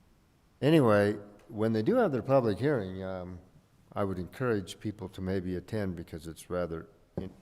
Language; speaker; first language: English; native; English